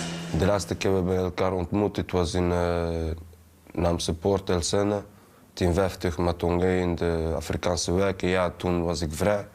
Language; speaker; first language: Dutch; early bilingual, other home language; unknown